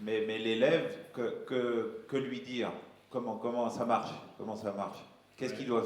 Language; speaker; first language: French; native; French